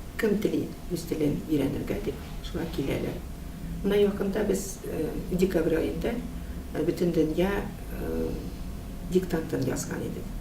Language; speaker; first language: Tatar; early bilingual, heritage; Tatar